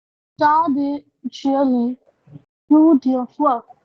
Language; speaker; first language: Chinese; non-native, learner; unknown